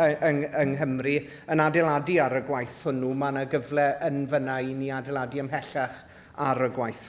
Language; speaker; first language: Welsh; native; Welsh